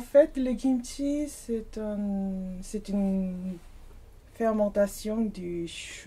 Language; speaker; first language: French; non-native, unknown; Korean